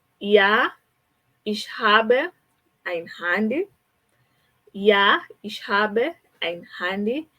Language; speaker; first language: German; non-native, fluent; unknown